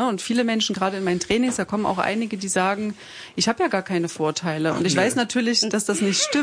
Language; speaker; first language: German; native; German